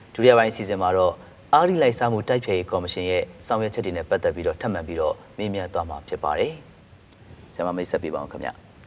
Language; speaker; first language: Burmese; native; Burmese